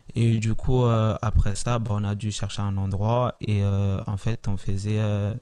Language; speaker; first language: French; early bilingual, other home language; Italian